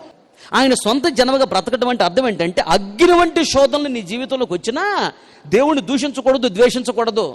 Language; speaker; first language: Telugu; native; Telugu